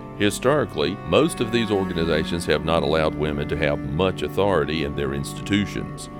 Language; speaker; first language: English; native; English